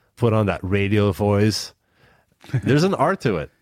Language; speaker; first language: English; non-native, fluent; Dutch